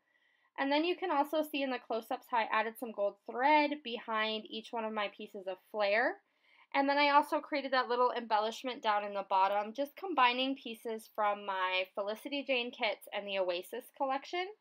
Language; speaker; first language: English; native; English